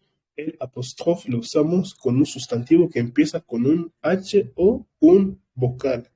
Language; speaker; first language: Spanish; non-native, fluent; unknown